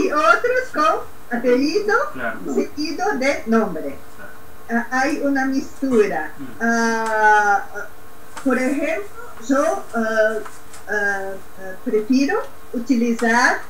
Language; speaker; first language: Spanish; non-native, learner; Portuguese